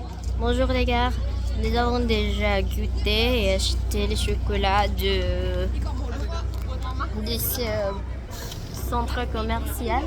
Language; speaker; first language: French; non-native, learner; Indonesian